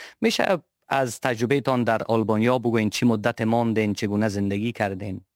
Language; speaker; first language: Persian; native; Persian